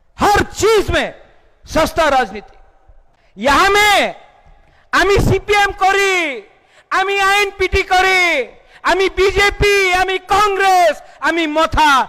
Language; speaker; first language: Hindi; non-native, local second language; Kok Borok